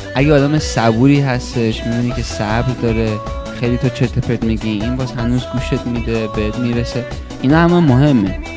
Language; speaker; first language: Persian; early bilingual, heritage; Persian